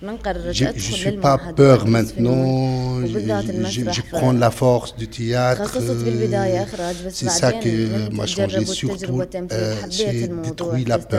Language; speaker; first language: French; non-native, learner; Arabic